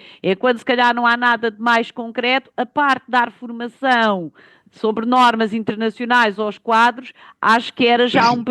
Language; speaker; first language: Portuguese; native; Portuguese